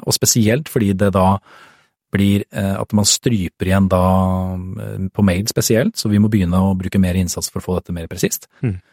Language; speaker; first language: Norwegian; native; Norwegian